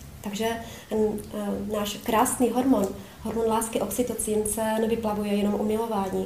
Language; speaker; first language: Czech; native; Czech